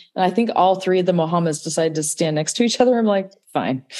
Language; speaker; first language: English; native; English